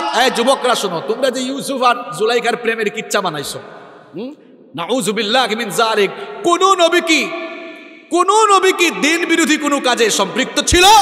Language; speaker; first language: Bangla; native; Bangla